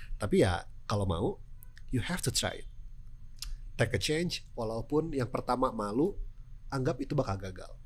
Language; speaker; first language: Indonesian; non-native, local second language; Sundanese